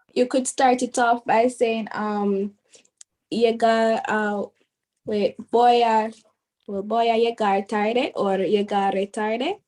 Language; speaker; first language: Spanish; non-native, fluent; English